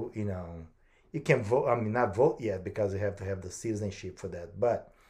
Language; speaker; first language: English; non-native, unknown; Portuguese